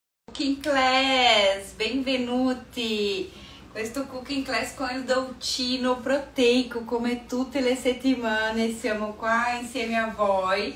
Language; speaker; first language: Italian; non-native, fluent; Portuguese